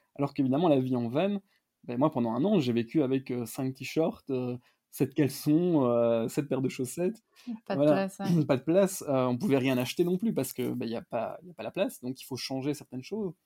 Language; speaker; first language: French; native; French